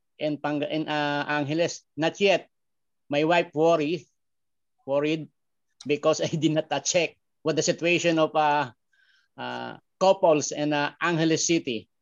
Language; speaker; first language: English; non-native, learner; Filipino